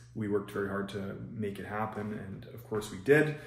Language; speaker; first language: English; native; English